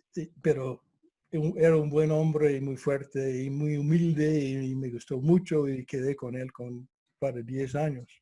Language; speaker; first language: Spanish; non-native, fluent; English